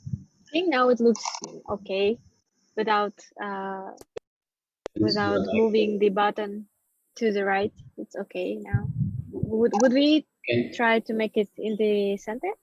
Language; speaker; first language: English; non-native, fluent; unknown